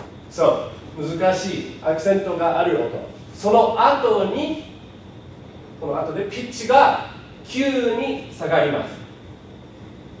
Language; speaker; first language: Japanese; non-native, fluent; English